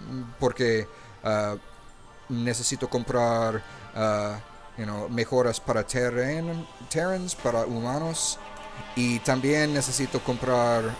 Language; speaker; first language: Spanish; non-native, learner; English